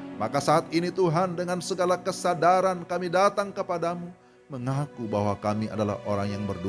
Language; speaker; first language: Indonesian; native; Indonesian